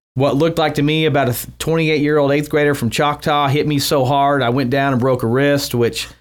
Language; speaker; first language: English; native; English